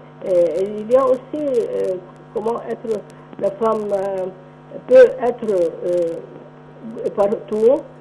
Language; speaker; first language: French; non-native, local second language; Arabic